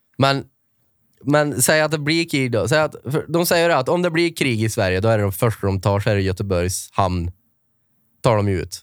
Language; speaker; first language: Swedish; native; Swedish